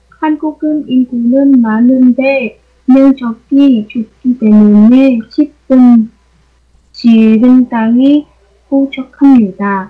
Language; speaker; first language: Korean; non-native, learner; Vietnamese